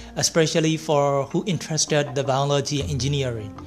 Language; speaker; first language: English; non-native, learner; Burmese